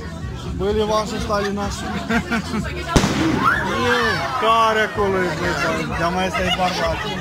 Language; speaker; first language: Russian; non-native, local second language; Romanian